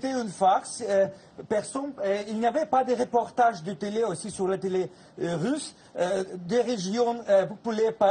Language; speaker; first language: French; non-native, fluent; Russian